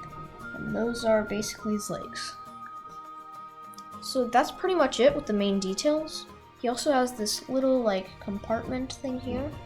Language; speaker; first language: English; native; English